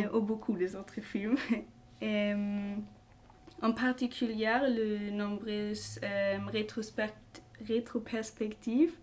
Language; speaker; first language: French; non-native, learner; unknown